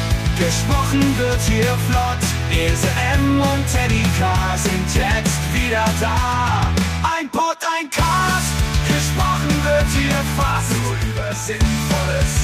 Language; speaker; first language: German; native; German